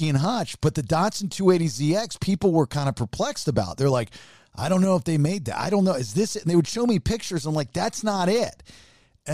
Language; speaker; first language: English; native; English